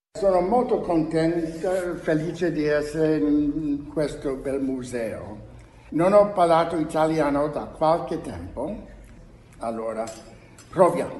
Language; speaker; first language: Italian; non-native, learner; English